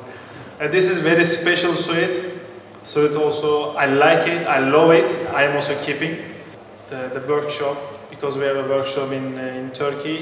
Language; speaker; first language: English; non-native, learner; Turkish